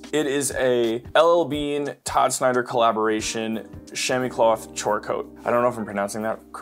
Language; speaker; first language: English; native; English